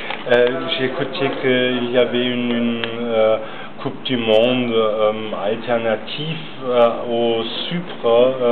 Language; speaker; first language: French; non-native, learner; German